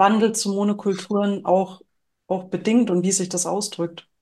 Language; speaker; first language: German; native; German